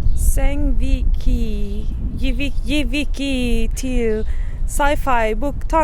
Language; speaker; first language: Swedish; non-native, learner; Spanish